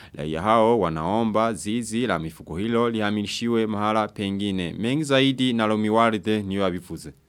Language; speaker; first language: Swahili; non-native, local second language; Rundi